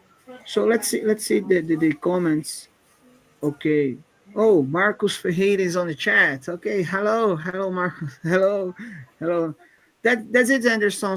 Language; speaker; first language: English; non-native, fluent; Portuguese